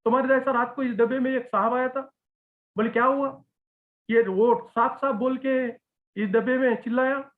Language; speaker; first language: Hindi; non-native, local second language; Marathi